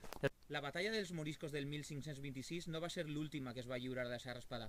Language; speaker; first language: Catalan; native; Catalan